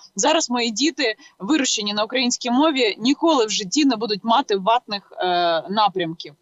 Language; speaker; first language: Ukrainian; native; Ukrainian